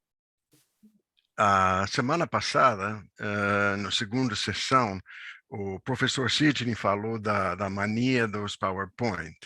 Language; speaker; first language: Portuguese; non-native, fluent; English